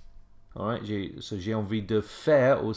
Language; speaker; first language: French; non-native, fluent; English